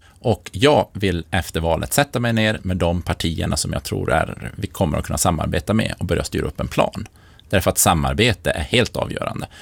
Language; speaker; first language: Swedish; native; Swedish